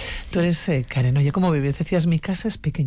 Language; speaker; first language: Spanish; native; Spanish